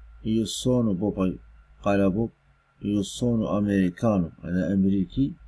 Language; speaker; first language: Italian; non-native, fluent; Arabic